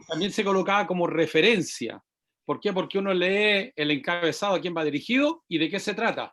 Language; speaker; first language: Spanish; native; Spanish